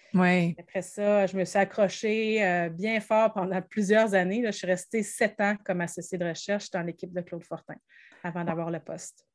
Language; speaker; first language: French; native; French